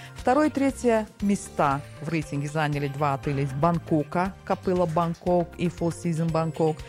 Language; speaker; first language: Russian; non-native, local second language; Tajik